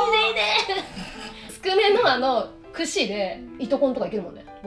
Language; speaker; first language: Japanese; native; Japanese